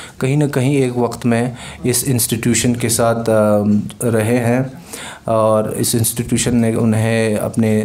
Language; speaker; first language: Hindi; non-native, local second language; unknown